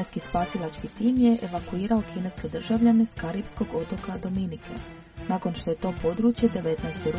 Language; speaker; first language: Croatian; native; Croatian